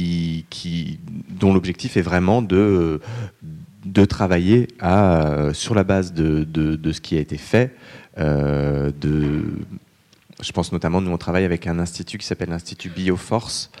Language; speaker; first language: French; native; French